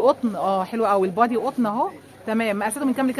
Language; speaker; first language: Arabic; native; Arabic